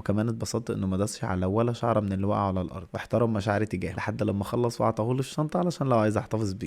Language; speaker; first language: Arabic; native; Arabic